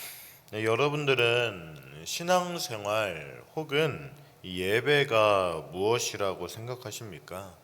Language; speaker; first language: Korean; native; Korean